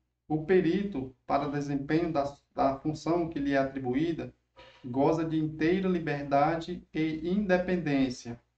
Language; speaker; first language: Portuguese; native; Portuguese